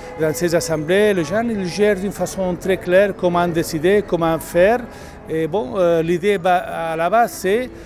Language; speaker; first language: French; non-native, fluent; Catalan